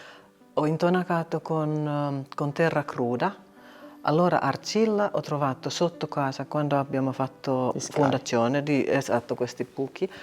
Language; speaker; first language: Italian; non-native, learner; Finnish